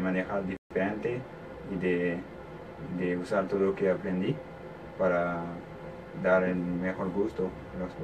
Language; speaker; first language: Spanish; non-native, learner; French